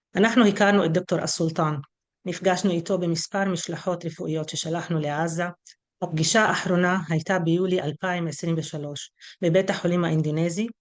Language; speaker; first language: Hebrew; non-native, local second language; Arabic